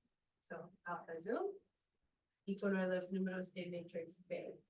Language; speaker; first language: Spanish; non-native, learner; English